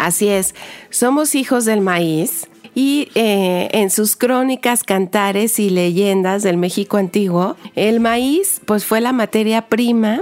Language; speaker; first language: Spanish; native; Spanish